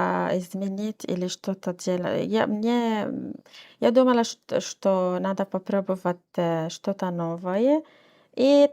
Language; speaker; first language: Russian; non-native, learner; Arabic